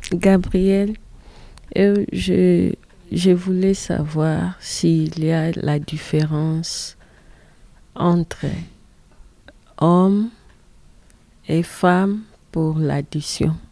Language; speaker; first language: French; non-native, learner; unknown